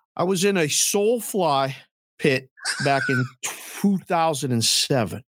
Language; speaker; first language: English; native; English